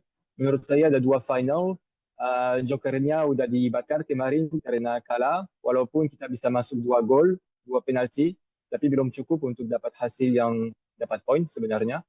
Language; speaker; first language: Indonesian; non-native, fluent; French